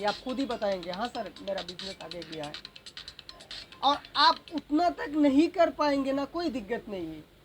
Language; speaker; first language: Hindi; non-native, local second language; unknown